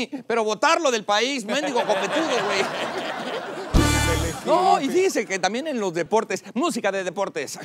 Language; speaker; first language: Spanish; native; Spanish